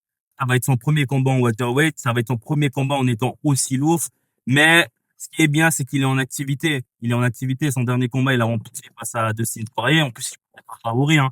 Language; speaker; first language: French; native; French